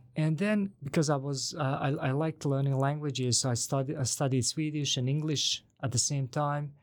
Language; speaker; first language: English; non-native, fluent; Bosnian